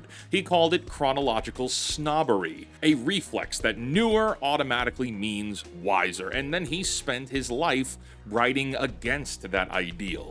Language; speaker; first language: English; native; English